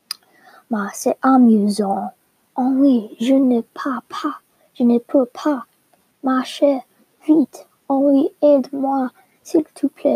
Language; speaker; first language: French; non-native, learner; English